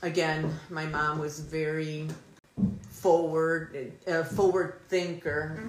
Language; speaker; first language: English; early bilingual, other home language; Spanish